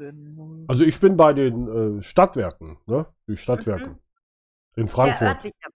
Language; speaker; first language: German; native; German